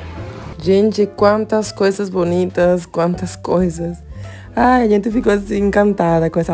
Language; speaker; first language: Portuguese; non-native, fluent; Spanish